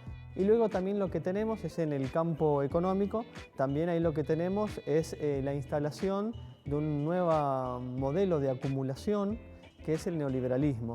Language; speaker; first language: Spanish; native; Spanish